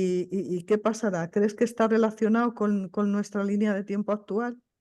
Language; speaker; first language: Spanish; native; Spanish